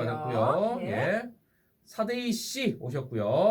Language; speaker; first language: Korean; native; Korean